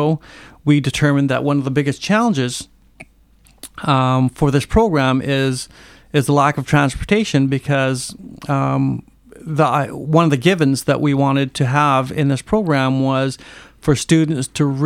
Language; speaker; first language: English; native; English